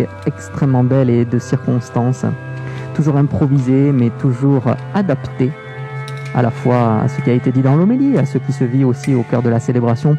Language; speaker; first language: French; native; French